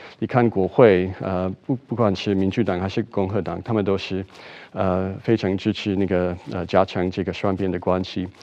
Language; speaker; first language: Chinese; non-native, fluent; English